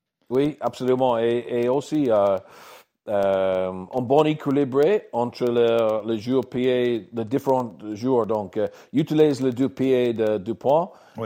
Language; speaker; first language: French; non-native, learner; English